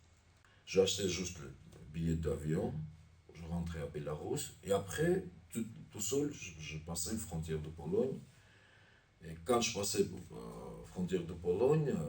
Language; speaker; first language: French; non-native, learner; Armenian